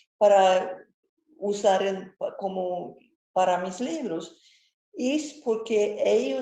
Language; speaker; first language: Spanish; non-native, fluent; Swedish